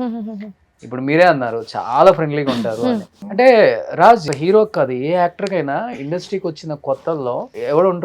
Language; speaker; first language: Telugu; native; Telugu